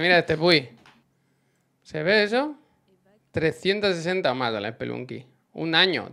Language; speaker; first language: Spanish; native; Spanish